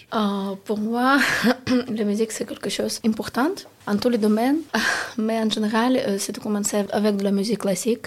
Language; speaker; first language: French; non-native, learner; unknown